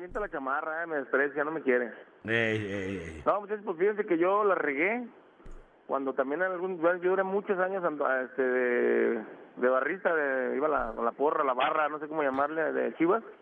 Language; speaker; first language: Spanish; native; Spanish